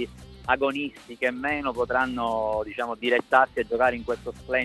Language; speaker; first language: Italian; native; Italian